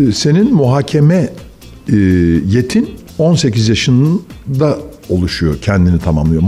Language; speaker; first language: Turkish; native; Turkish